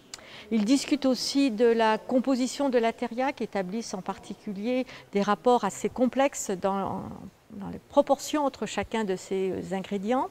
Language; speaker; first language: French; native; French